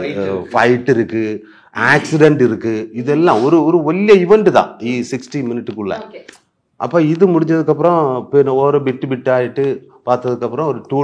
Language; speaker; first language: Tamil; non-native, learner; Malayalam